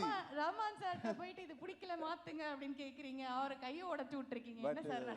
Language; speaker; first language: Tamil; native; Tamil